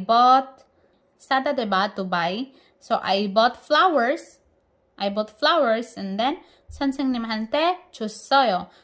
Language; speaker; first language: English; non-native, local second language; Filipino